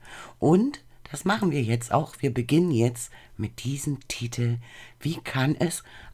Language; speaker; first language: German; native; German